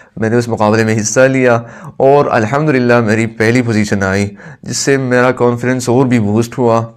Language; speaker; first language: Urdu; non-native, local second language; Pashto